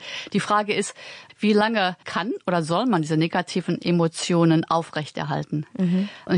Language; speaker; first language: German; native; German